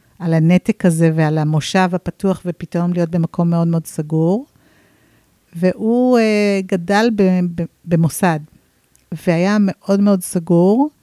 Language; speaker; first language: Hebrew; non-native, fluent; English